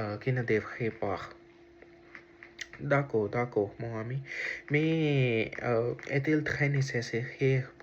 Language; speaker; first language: French; non-native, learner; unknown